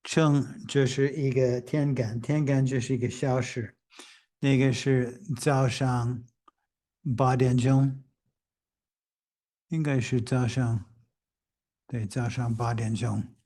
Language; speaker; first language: Chinese; non-native, fluent; English